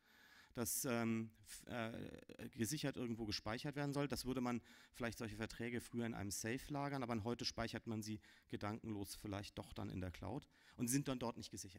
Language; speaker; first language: German; native; German